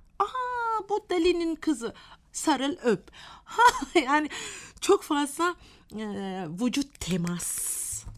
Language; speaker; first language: Turkish; non-native, fluent; Malay